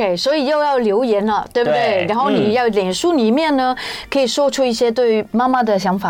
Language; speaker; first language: Chinese; native; Chinese